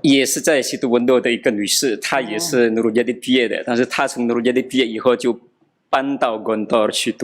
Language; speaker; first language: Chinese; non-native, fluent; Madurese